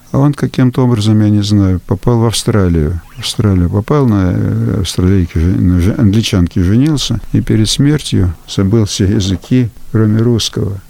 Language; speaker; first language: Russian; early bilingual, heritage; Russian